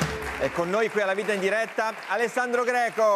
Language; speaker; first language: Italian; native; Italian